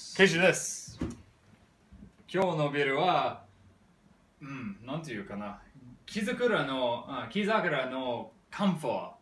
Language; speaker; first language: Japanese; non-native, learner; English